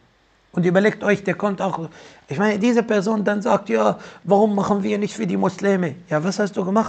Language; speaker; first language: German; non-native, fluent; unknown